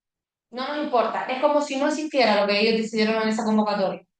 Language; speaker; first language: Spanish; native; Spanish